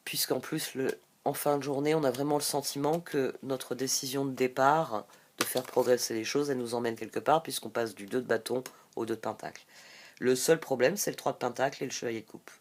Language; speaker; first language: French; native; French